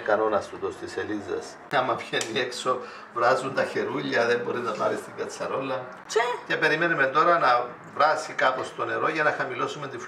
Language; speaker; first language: Greek; native; Greek